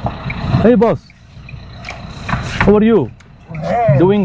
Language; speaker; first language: English; non-native, local second language; Arabic